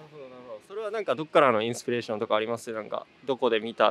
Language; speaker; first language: Japanese; native; Japanese